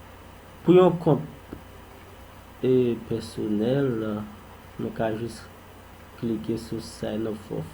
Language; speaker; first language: French; non-native, learner; Haitian Creole